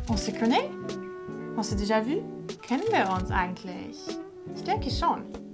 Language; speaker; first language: German; non-native, fluent; English